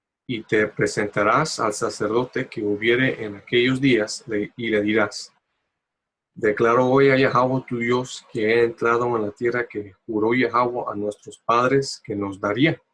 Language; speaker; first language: Spanish; early bilingual, heritage; Spanish